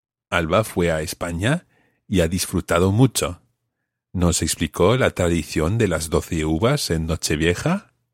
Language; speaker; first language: Spanish; non-native, fluent; English